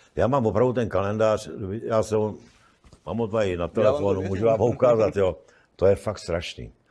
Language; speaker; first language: Czech; native; Czech